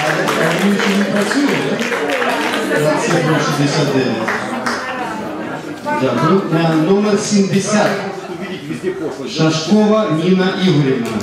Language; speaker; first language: Ukrainian; native; Ukrainian